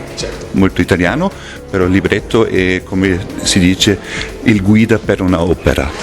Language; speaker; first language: Italian; non-native, fluent; German